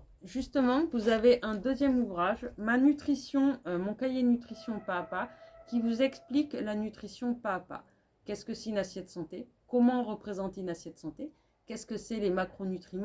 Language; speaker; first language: French; native; French